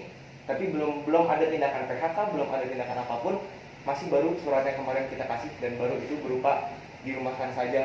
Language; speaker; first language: Indonesian; native; Indonesian